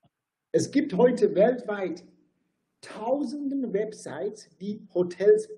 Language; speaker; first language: German; non-native, fluent; Turkish